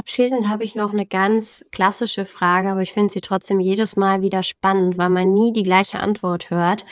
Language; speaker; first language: German; native; German